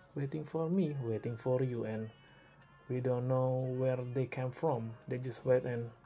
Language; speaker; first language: English; non-native, learner; Indonesian